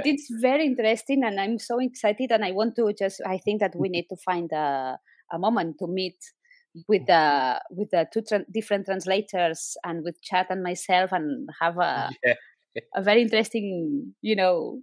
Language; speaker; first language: English; non-native, fluent; Spanish